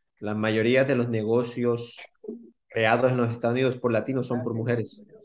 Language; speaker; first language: Spanish; early bilingual, heritage; Spanish